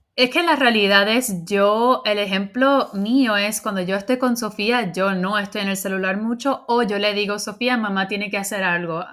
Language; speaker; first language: Spanish; early bilingual, heritage; Spanish